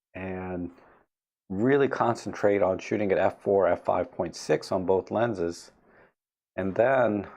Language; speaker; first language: English; native; English